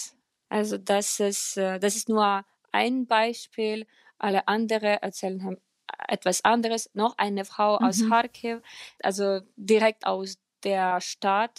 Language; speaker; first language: German; non-native, fluent; Ukrainian